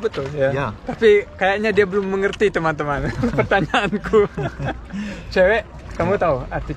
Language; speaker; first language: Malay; early bilingual, heritage; Indonesian